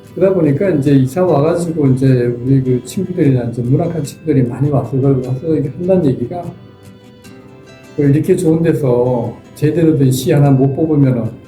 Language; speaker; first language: Korean; native; Korean